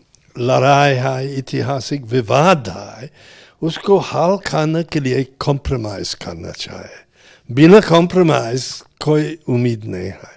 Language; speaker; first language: Hindi; non-native, fluent; English